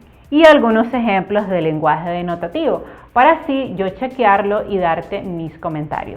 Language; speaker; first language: Spanish; native; Spanish